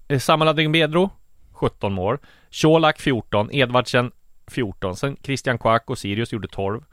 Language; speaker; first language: Swedish; native; Swedish